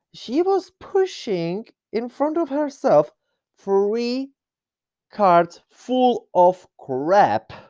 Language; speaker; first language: English; non-native, fluent; Czech